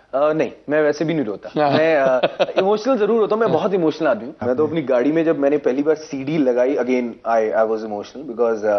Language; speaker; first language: Hindi; native; Hindi